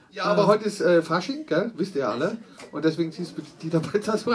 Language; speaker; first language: German; native; German